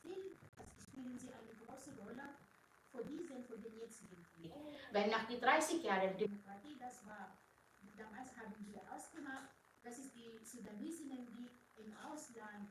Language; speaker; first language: German; non-native, fluent; Arabic